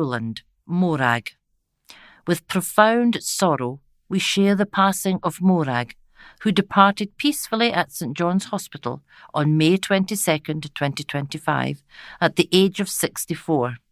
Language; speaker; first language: English; native; English